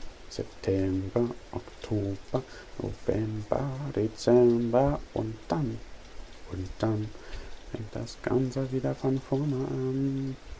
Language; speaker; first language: German; non-native, learner; English